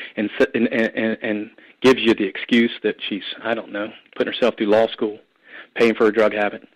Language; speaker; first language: English; native; English